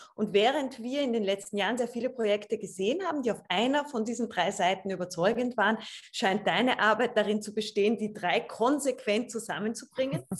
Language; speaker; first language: German; native; German